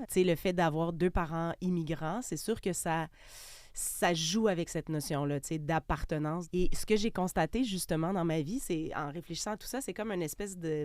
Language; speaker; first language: French; early bilingual, other home language; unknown